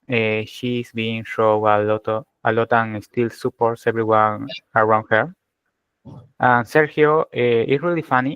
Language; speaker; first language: English; non-native, learner; Spanish